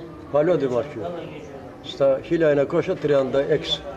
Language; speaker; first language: Greek; early bilingual, heritage; Greek